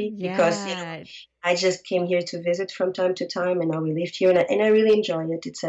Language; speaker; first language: English; non-native, fluent; Portuguese